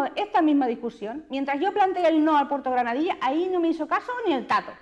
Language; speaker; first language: Spanish; native; Spanish